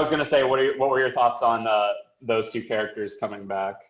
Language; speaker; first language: English; native; English